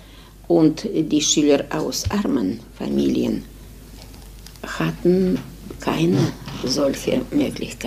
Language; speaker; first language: German; non-native, fluent; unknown